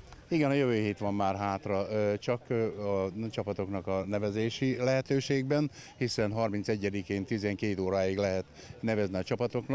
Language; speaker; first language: Hungarian; native; Hungarian